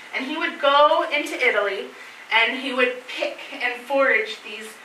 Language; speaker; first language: English; native; English